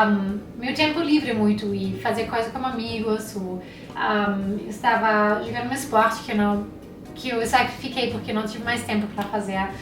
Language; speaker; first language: Portuguese; non-native, fluent; German